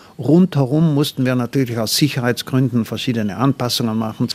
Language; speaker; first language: German; native; German